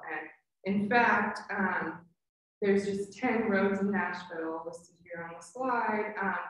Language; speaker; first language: English; native; English